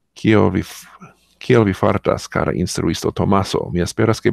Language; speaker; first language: Spanish; non-native, learner; English